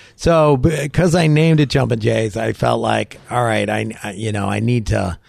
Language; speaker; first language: English; native; English